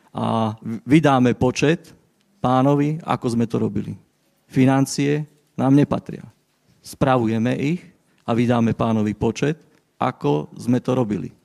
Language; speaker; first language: Slovak; native; Slovak